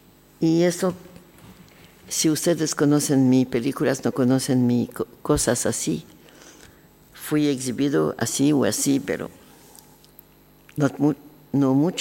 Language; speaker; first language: Spanish; non-native, learner; French